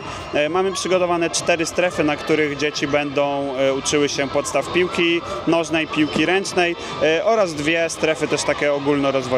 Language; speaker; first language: Polish; native; Polish